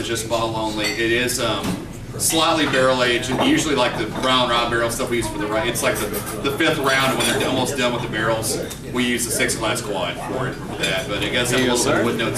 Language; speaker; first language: English; native; English